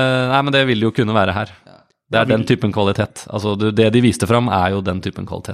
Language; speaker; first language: Norwegian; native; Norwegian